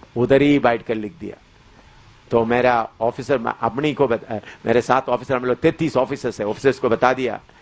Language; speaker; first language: Hindi; non-native, local second language; Malayalam